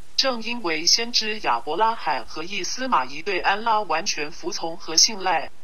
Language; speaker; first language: Chinese; non-native, local second language; Cantonese